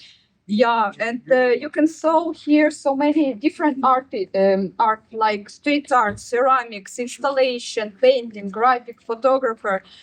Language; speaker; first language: English; non-native, learner; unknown